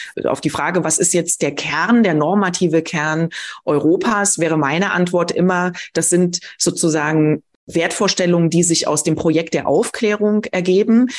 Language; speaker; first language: German; native; German